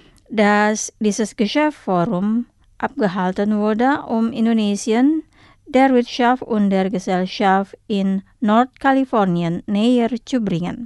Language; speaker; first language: German; non-native, fluent; Indonesian